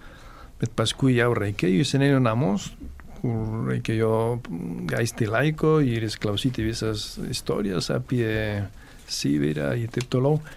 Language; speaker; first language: Lithuanian; non-native, fluent; Catalan